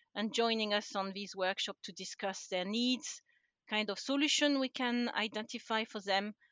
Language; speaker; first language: English; non-native, fluent; French